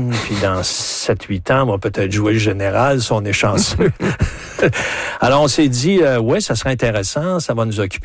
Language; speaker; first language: French; native; French